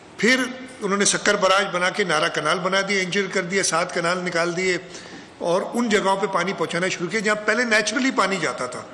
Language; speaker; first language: Urdu; non-native, local second language; Sindhi